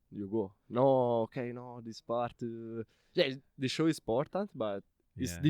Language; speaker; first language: English; non-native, learner; Italian